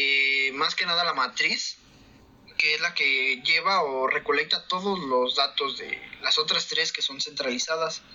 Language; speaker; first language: Spanish; native; Spanish